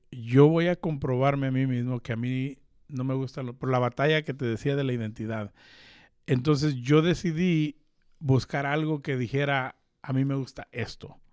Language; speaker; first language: Spanish; early bilingual, heritage; Spanish